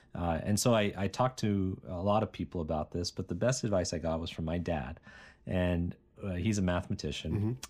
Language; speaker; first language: English; native; English